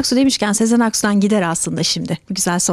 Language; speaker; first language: Turkish; native; Turkish